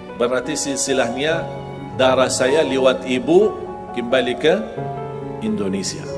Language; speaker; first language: Indonesian; non-native, fluent; Arabic